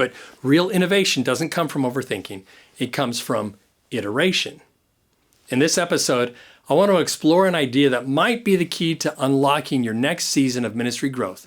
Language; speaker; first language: English; native; English